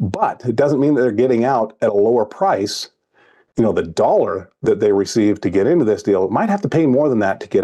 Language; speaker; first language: English; native; English